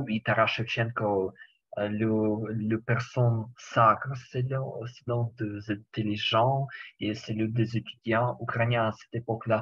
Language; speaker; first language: French; non-native, learner; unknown